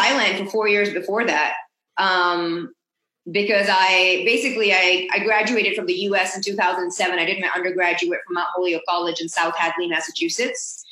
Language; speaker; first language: English; non-native, local second language; Urdu